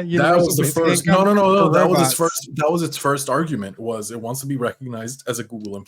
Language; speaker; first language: English; native; English